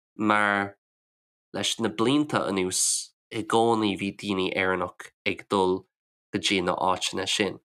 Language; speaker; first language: Irish; non-native, local second language; English